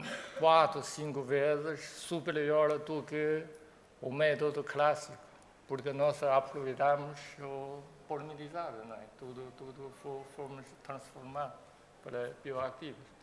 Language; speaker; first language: Portuguese; non-native, fluent; Chinese